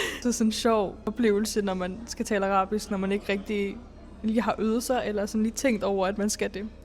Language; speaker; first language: Danish; early bilingual, other home language; Arabic